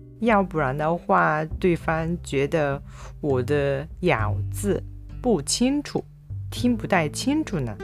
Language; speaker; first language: Chinese; non-native, fluent; Japanese